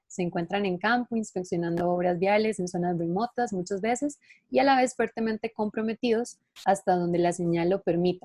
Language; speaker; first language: Spanish; native; Spanish